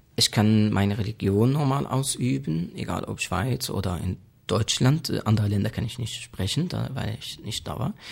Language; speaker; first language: German; non-native, fluent; Arabic